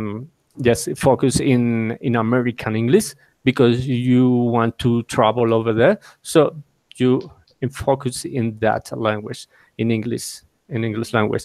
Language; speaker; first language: English; non-native, learner; Spanish